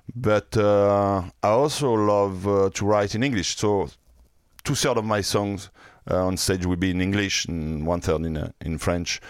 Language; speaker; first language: English; non-native, fluent; French